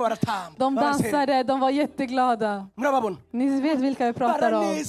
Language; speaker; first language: Swedish; early bilingual, other home language; Kinyarwanda